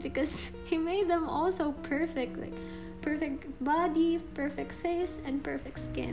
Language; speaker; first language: English; non-native, local second language; Filipino